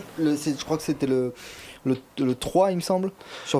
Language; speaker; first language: French; native; French